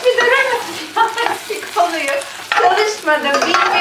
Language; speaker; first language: Turkish; native; Turkish